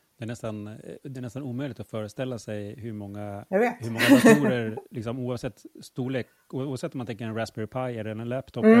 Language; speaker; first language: Swedish; native; Swedish